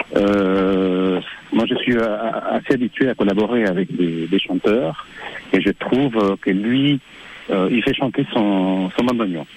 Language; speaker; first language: French; non-native, fluent; Spanish